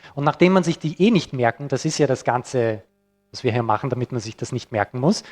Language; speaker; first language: German; non-native, fluent; English